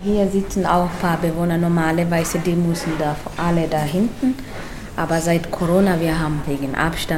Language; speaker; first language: German; non-native, fluent; Albanian